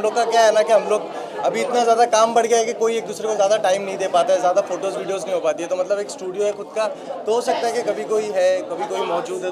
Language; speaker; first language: Hindi; native; Hindi